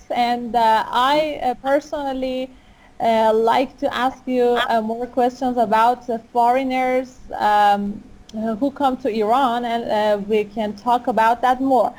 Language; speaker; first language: English; non-native, fluent; Persian